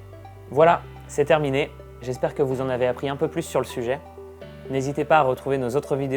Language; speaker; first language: French; native; French